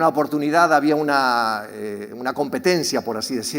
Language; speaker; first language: Spanish; native; Spanish